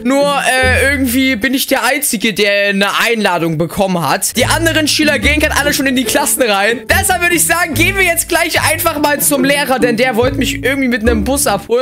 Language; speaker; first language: German; native; German